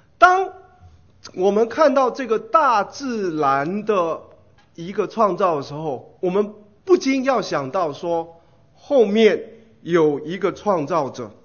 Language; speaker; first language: Chinese; native; Chinese